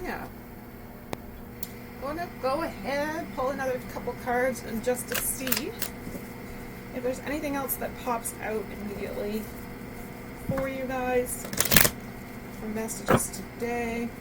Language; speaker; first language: English; native; English